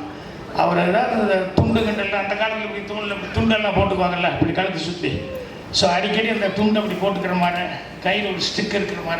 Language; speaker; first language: Tamil; native; Tamil